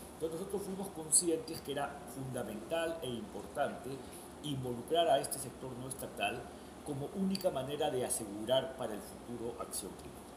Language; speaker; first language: Spanish; native; Spanish